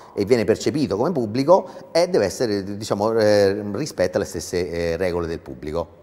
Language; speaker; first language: Italian; native; Italian